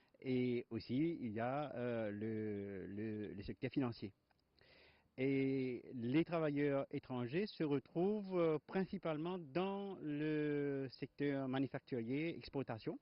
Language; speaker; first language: French; non-native, local second language; Morisyen